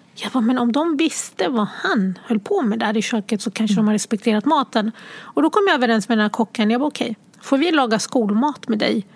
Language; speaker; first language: Swedish; early bilingual, other home language; Arabic